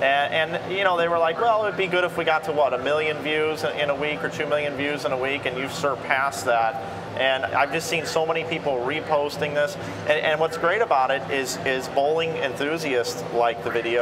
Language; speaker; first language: English; native; English